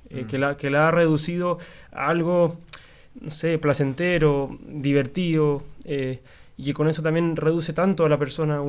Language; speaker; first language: Spanish; native; Spanish